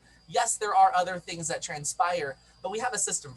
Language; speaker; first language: English; native; English